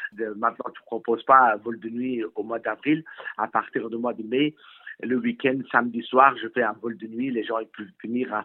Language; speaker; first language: French; non-native, fluent; Persian